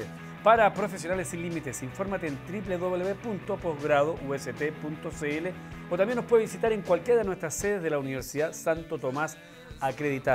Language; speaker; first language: Spanish; native; Spanish